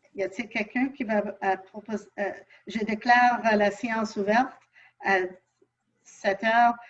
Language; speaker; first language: French; non-native, local second language; English